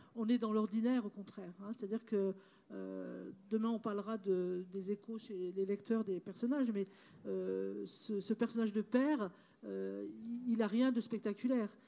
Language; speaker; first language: French; native; French